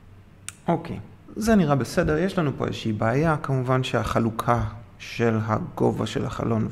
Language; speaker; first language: Hebrew; native; Hebrew